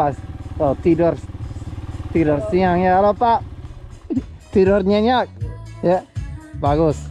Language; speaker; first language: Indonesian; non-native, learner; English